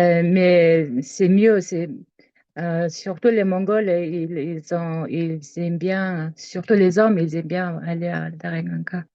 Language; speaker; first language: French; non-native, learner; Mongolian